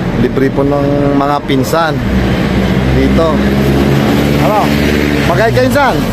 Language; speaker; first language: Filipino; non-native, local second language; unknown